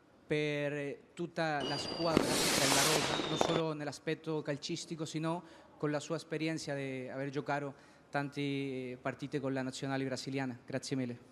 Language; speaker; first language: Italian; non-native, fluent; Spanish